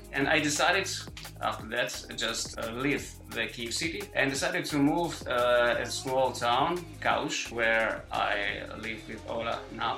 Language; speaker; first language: English; non-native, learner; Ukrainian